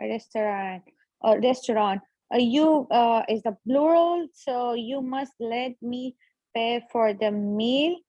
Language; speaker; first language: English; non-native, learner; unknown